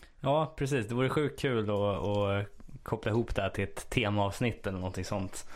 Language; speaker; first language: Swedish; native; Swedish